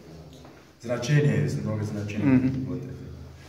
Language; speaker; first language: Russian; non-native, learner; Kurdish